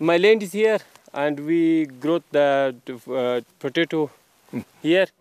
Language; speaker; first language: English; non-native, learner; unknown